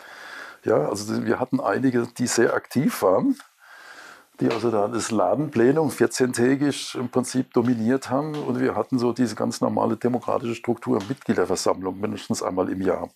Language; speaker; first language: German; native; German